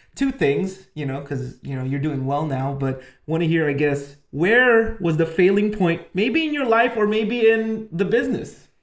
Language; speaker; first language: English; native; English